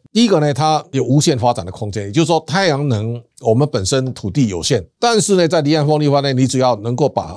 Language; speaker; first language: Chinese; native; Chinese